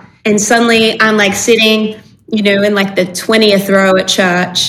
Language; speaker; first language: English; native; English